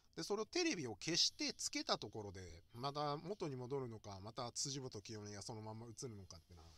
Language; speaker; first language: Japanese; native; Japanese